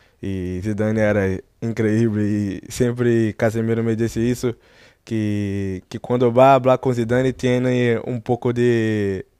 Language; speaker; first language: Spanish; non-native, learner; Portuguese